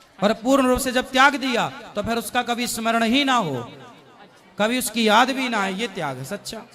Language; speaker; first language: Hindi; native; Hindi